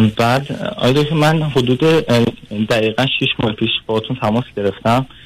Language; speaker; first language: Persian; native; Persian